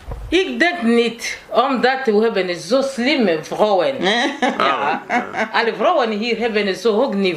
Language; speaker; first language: Dutch; non-native, learner; Lingala